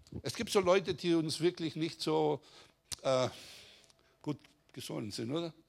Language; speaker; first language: German; non-native, fluent; Greek